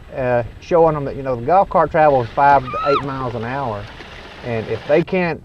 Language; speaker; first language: English; native; English